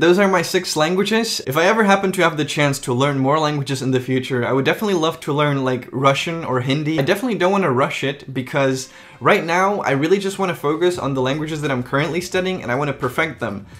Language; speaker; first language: English; non-native, fluent; Czech